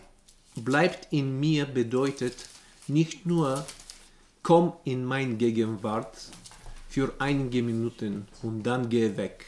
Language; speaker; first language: German; non-native, learner; Bulgarian